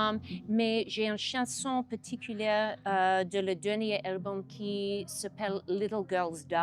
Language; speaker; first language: French; non-native, learner; English